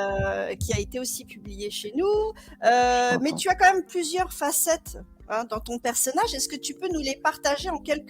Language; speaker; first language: French; native; French